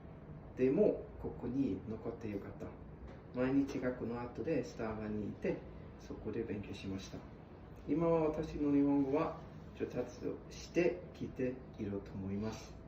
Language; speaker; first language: Japanese; non-native, learner; German